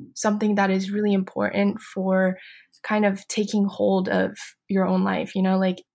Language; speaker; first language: English; non-native, fluent; Chinese